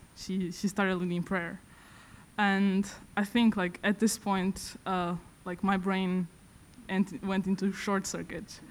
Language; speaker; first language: English; non-native, fluent; Portuguese